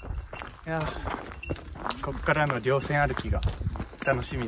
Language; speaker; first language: Japanese; native; Japanese